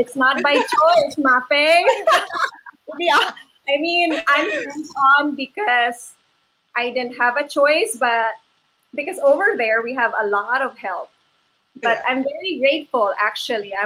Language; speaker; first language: English; non-native, local second language; Filipino